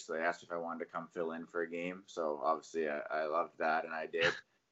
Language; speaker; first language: English; native; English